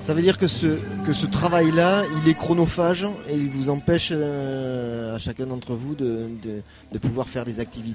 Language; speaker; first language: French; native; French